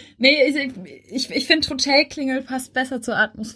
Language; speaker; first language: German; native; German